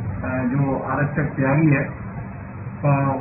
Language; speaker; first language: Hindi; native; Hindi